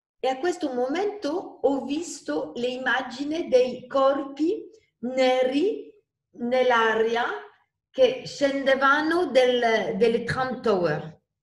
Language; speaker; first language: Italian; non-native, fluent; French